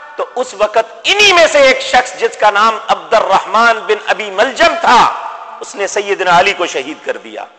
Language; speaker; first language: Urdu; non-native, local second language; Punjabi